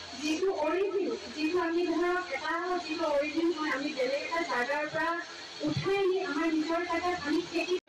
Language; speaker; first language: Assamese; native; Assamese